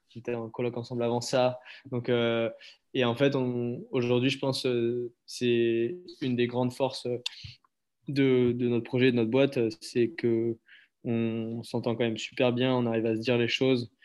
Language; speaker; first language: French; native; French